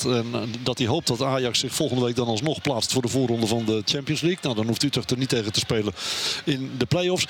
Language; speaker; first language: Dutch; native; Dutch